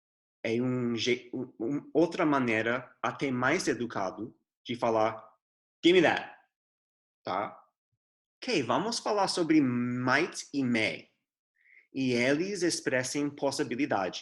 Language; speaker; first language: Portuguese; non-native, fluent; English